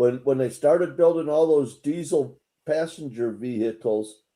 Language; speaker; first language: English; native; English